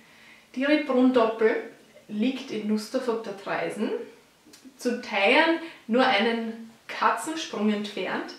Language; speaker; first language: German; native; German